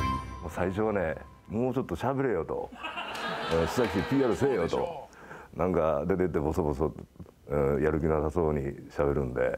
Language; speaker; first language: Japanese; native; Japanese